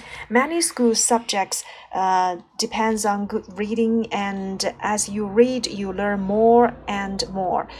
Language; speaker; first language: English; non-native, fluent; Chinese